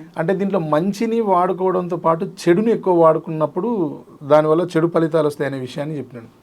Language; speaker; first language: Telugu; native; Telugu